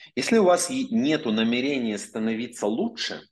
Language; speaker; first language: Russian; non-native, local second language; Ukrainian